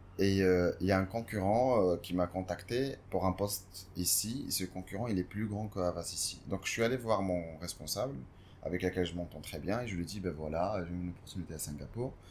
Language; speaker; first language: French; non-native, local second language; Arabic